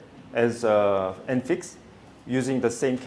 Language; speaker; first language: English; non-native, fluent; Korean